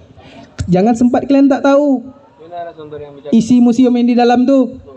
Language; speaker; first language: Indonesian; native; Indonesian